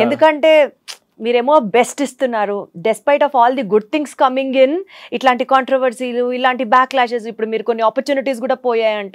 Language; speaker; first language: Telugu; native; Telugu